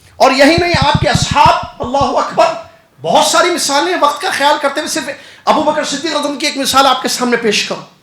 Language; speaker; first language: Urdu; native; Urdu